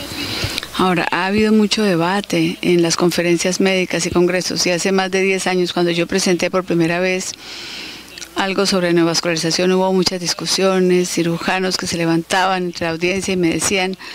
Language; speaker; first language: Spanish; native; Spanish